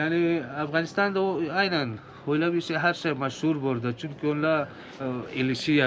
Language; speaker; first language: Turkish; non-native, learner; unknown